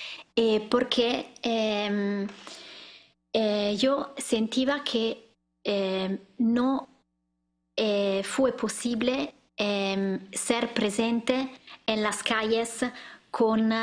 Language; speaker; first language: Spanish; non-native, learner; Italian